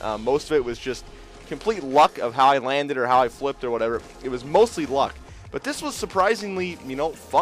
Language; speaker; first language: English; native; English